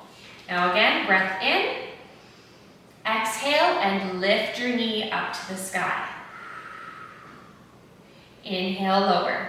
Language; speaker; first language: English; native; English